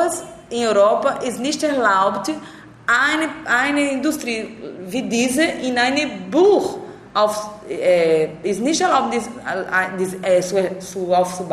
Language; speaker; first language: German; non-native, learner; Portuguese